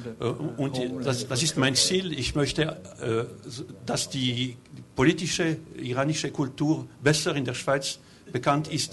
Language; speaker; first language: German; non-native, local second language; French